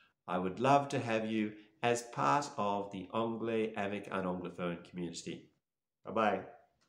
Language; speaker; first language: English; native; English